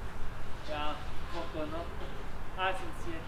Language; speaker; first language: Spanish; non-native, learner; German